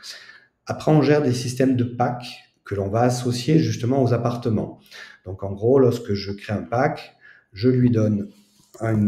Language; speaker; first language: French; native; French